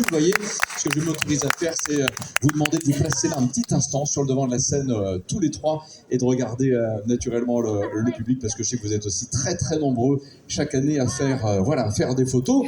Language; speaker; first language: French; native; French